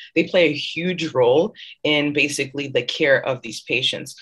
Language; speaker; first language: English; early bilingual, other home language; French